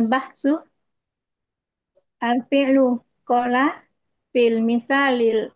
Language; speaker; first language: Arabic; non-native, learner; Indonesian